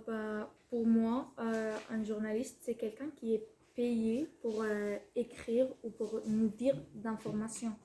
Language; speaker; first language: French; non-native, fluent; Spanish